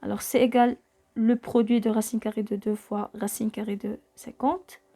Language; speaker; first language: French; non-native, local second language; Arabic